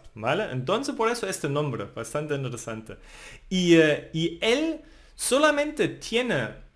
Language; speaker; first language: Spanish; non-native, fluent; German